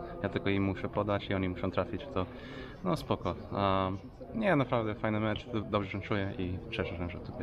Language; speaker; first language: Polish; non-native, fluent; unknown